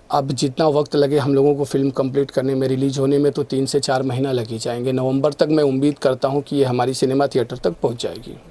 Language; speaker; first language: Hindi; native; Hindi